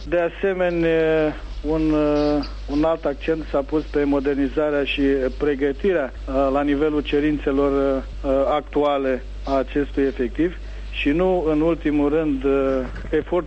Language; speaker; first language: Romanian; native; Romanian